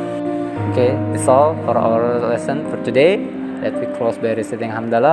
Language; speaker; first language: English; non-native, fluent; Indonesian